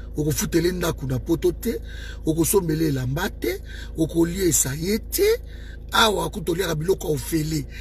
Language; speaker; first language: Lingala; native; Lingala